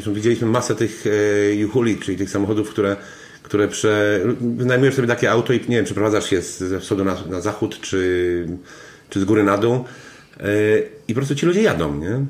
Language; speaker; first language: Polish; native; Polish